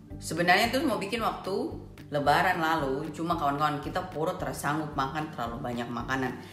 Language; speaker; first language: Indonesian; native; Indonesian